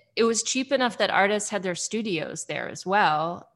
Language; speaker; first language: English; native; English